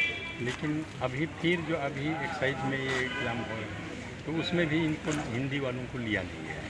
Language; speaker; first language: Hindi; non-native, local second language; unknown